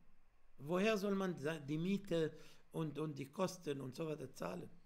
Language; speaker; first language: German; non-native, fluent; Arabic